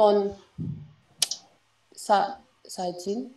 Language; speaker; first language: Korean; non-native, learner; Indonesian